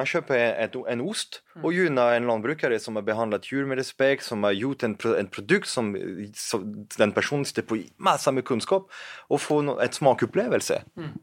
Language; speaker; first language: Swedish; non-native, fluent; French